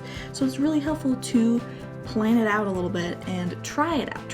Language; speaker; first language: English; native; English